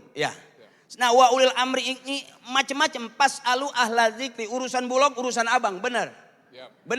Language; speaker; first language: Malay; native; Malay